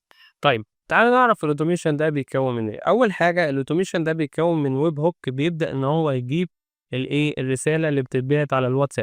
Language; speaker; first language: Arabic; native; Arabic